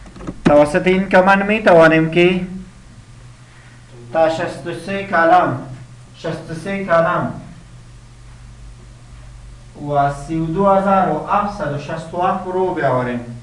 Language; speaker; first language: Persian; non-native, local second language; Pashto